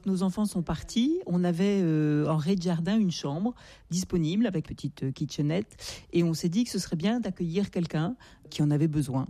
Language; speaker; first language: French; native; French